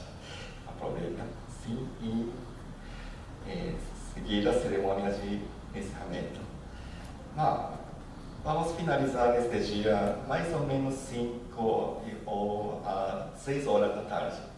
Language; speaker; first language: Portuguese; non-native, learner; Japanese